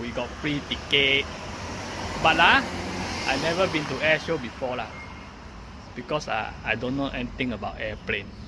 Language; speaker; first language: English; non-native, local second language; Chinese